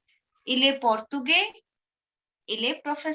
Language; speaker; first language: French; non-native, fluent; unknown